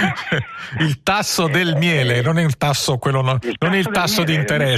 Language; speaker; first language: Italian; native; Italian